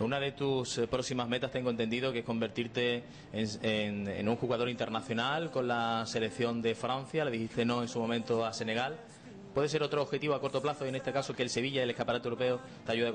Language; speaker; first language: Spanish; native; Spanish